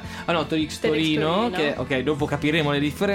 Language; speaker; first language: Italian; native; Italian